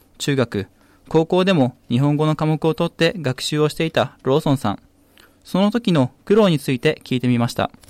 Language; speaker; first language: Japanese; native; Japanese